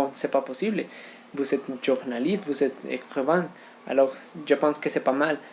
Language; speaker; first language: French; non-native, fluent; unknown